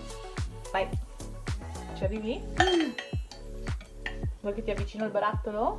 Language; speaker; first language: Italian; non-native, fluent; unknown